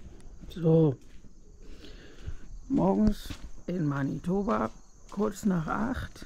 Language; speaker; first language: German; native; German